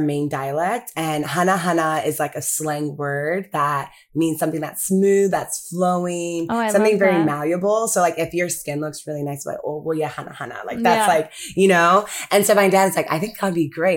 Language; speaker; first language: English; early bilingual, other home language; Akan